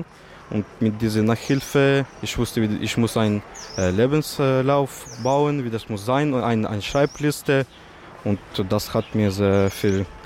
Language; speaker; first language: German; non-native, learner; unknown